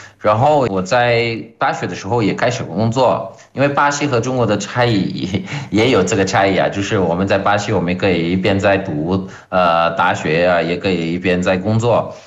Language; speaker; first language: Chinese; non-native, fluent; Portuguese